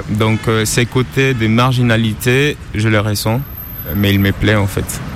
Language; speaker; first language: French; non-native, fluent; Spanish